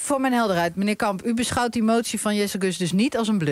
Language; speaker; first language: Dutch; native; Dutch